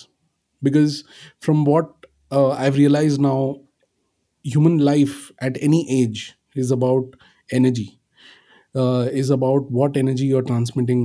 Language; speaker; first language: English; non-native, local second language; Marathi